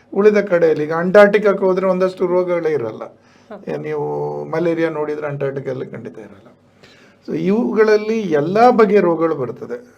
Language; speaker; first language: Kannada; native; Kannada